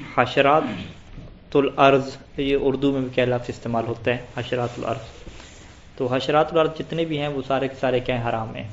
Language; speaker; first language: Urdu; non-native, local second language; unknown